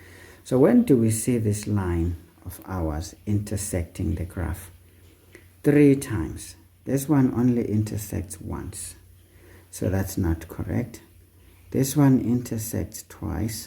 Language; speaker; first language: English; non-native, local second language; Xhosa